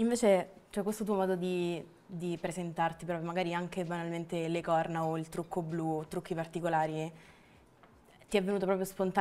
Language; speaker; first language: Italian; native; Italian